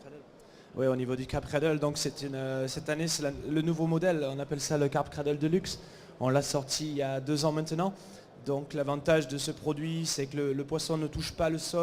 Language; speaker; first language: French; native; French